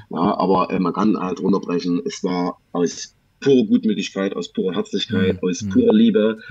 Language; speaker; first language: German; native; German